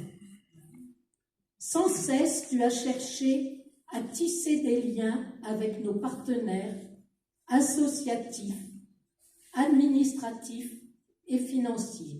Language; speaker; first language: French; native; French